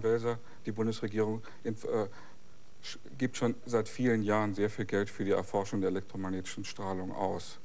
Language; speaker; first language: German; native; German